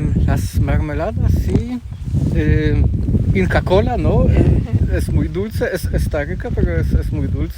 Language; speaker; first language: Spanish; non-native, fluent; Polish